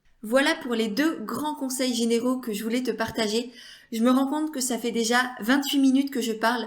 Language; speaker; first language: French; native; French